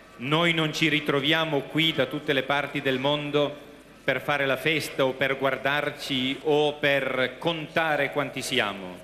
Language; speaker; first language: Italian; native; Italian